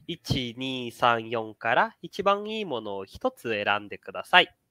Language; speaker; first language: Japanese; non-native, fluent; Portuguese